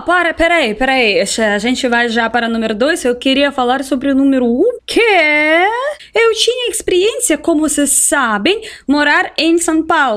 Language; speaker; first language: Portuguese; non-native, fluent; Russian